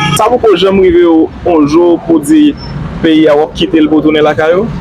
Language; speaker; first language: Haitian Creole; native; Haitian Creole